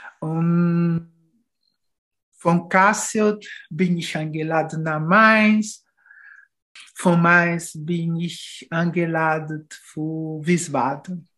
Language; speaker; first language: German; non-native, fluent; Portuguese